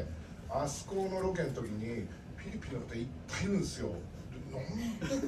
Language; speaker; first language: Japanese; native; Japanese